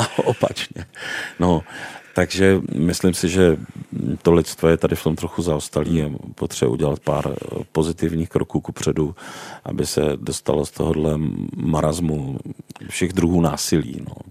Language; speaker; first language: Czech; native; Czech